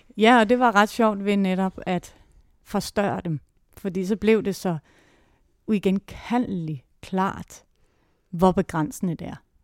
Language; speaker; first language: Danish; native; Danish